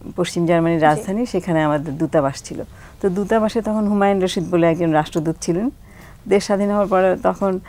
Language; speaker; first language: Bangla; native; Bangla